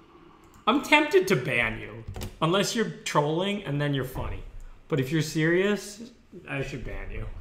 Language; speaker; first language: English; native; English